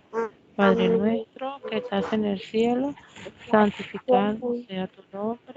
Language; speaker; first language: Spanish; native; Spanish